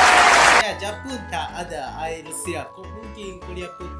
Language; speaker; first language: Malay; non-native, learner; Japanese